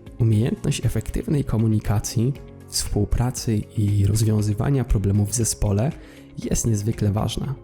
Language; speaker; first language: Polish; native; Polish